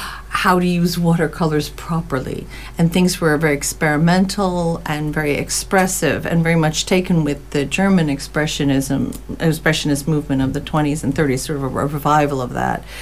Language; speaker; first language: English; native; English